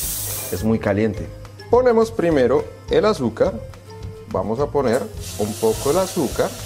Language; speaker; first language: Spanish; native; Spanish